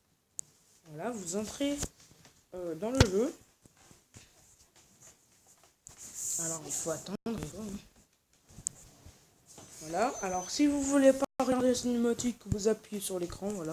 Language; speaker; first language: French; native; French